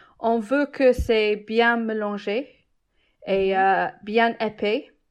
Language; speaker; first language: French; non-native, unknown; English